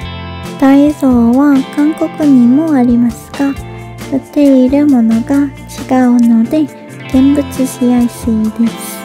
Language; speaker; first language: Japanese; non-native, learner; Korean